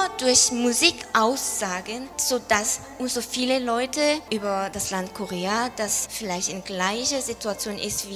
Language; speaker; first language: German; non-native, fluent; Korean